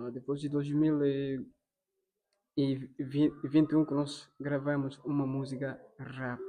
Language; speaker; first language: Portuguese; non-native, local second language; Fula